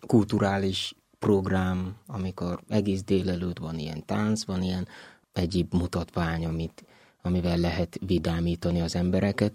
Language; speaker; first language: Hungarian; non-native, fluent; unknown